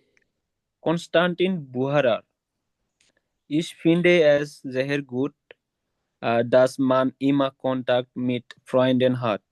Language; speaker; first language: German; non-native, learner; Bangla